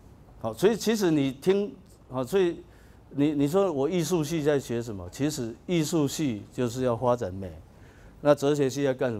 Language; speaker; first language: Chinese; native; Chinese